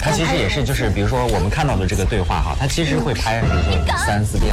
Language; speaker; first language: Chinese; native; Chinese